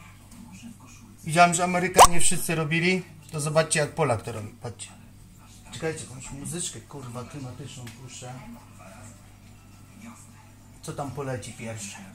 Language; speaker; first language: Polish; native; Polish